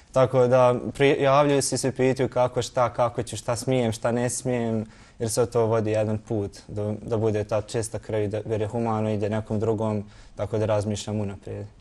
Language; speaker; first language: Croatian; native; Croatian